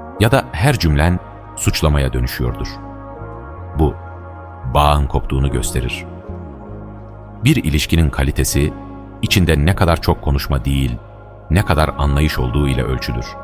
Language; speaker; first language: Turkish; native; Turkish